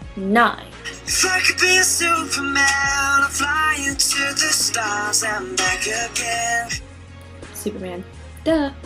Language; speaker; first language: English; non-native, local second language; Filipino